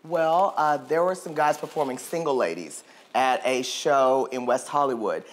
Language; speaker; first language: English; native; English